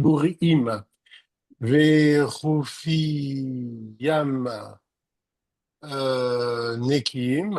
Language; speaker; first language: Hebrew; non-native, learner; French